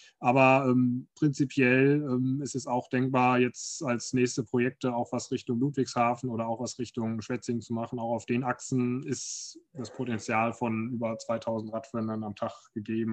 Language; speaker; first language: German; native; German